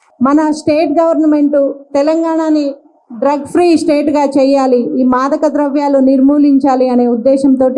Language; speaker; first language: Telugu; native; Telugu